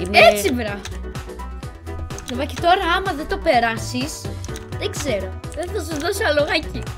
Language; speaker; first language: Greek; native; Greek